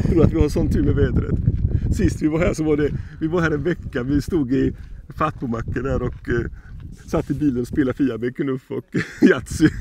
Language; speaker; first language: Swedish; native; Swedish